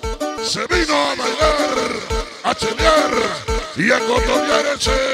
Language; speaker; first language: Spanish; native; Spanish